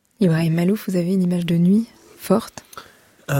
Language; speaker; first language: French; native; French